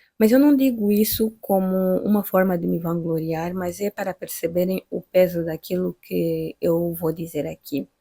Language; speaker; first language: Portuguese; native; Portuguese